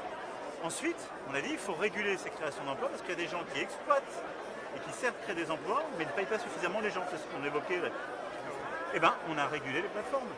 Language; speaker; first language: French; native; French